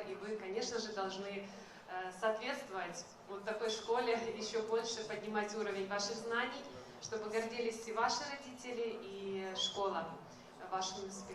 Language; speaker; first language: Russian; native; Russian